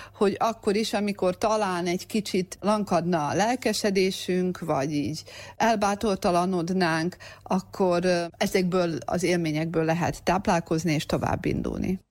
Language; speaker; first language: Hungarian; native; Hungarian